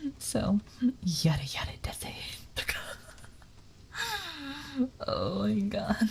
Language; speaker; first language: Japanese; non-native, learner; English